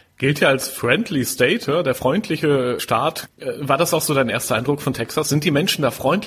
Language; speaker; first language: German; native; German